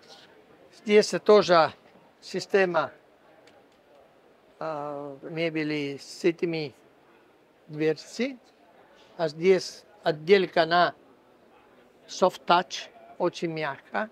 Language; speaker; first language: Russian; non-native, fluent; Italian